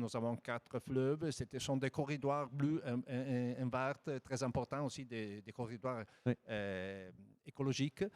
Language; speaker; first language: French; non-native, fluent; Italian